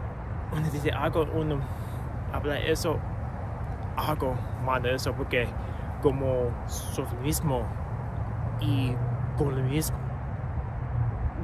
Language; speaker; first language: Spanish; non-native, learner; English